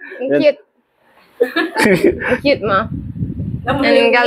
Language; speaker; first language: Filipino; non-native, learner; English